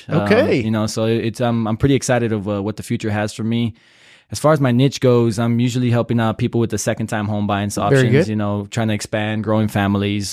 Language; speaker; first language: English; native; English